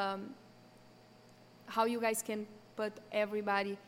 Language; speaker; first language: English; non-native, fluent; Portuguese